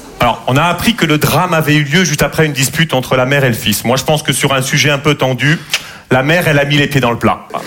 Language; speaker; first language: French; native; French